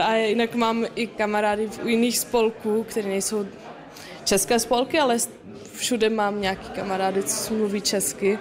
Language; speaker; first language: Czech; non-native, local second language; German